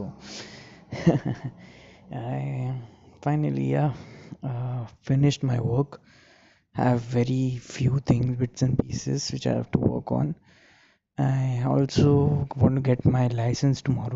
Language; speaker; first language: English; non-native, local second language; Marathi